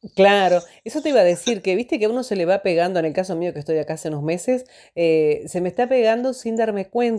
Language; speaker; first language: Spanish; native; Spanish